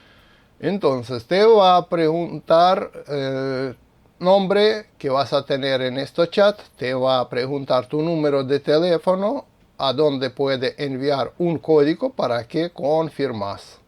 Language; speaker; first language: Spanish; non-native, fluent; Russian